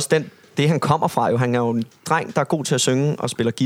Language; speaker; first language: Danish; native; Danish